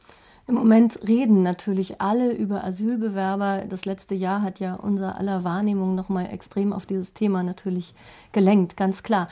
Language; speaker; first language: German; native; German